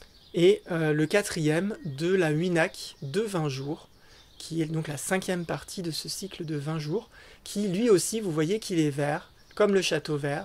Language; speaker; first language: French; native; French